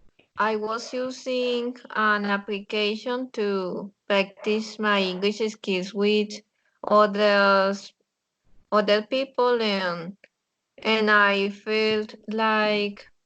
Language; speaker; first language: English; non-native, learner; Spanish